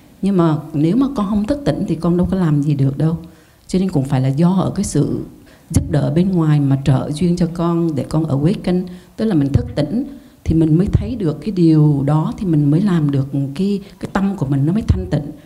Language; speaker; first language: Vietnamese; native; Vietnamese